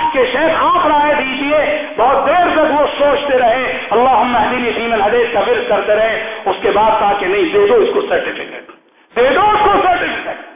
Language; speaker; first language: Urdu; native; Urdu